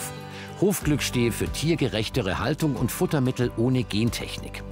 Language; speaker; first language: German; native; German